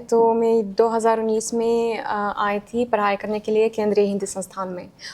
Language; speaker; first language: Hindi; non-native, fluent; Ukrainian